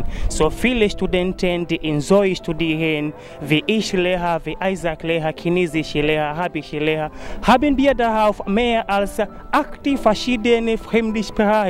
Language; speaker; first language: German; non-native, learner; Swahili